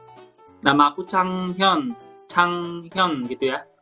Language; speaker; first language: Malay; non-native, fluent; Korean